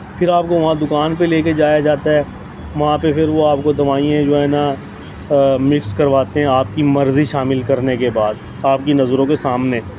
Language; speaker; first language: Urdu; non-native, local second language; Punjabi